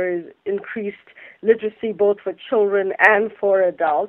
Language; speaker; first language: English; non-native, local second language; Bangla